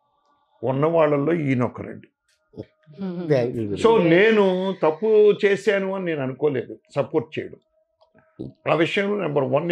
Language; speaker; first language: Telugu; native; Telugu